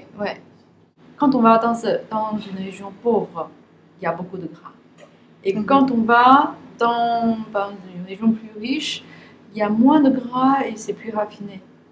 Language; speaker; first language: French; non-native, fluent; Chinese